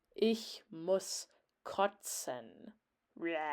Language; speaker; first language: German; non-native, fluent; English